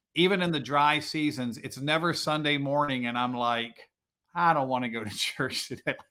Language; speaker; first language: English; native; English